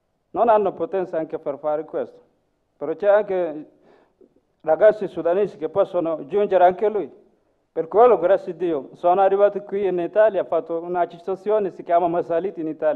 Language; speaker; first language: Italian; non-native, learner; Masai